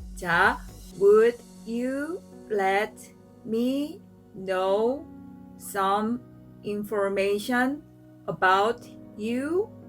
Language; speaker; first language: English; non-native, fluent; Korean